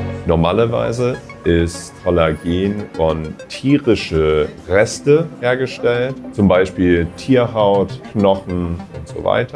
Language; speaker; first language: German; non-native, fluent; English